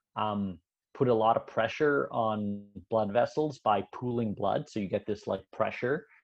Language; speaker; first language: English; native; English